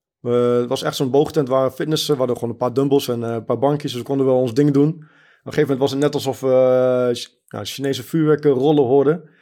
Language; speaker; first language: Dutch; early bilingual, other home language; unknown